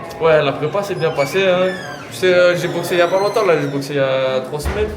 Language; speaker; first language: French; native; French